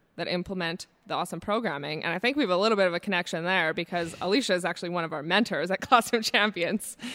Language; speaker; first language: English; native; English